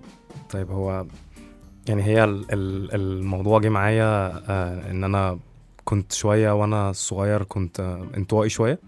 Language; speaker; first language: Arabic; native; Arabic